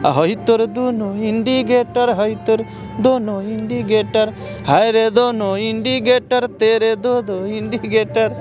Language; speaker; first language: Hindi; native; Hindi